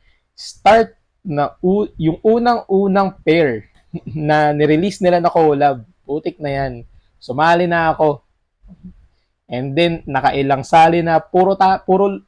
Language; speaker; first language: Filipino; native; Filipino